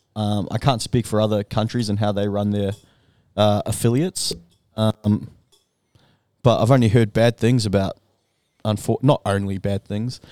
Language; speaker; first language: English; native; English